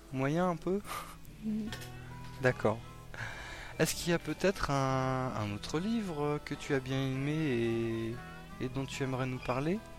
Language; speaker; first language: French; native; French